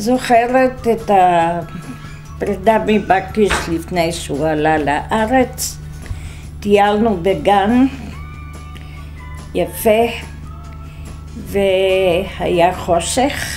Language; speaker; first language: Hebrew; non-native, fluent; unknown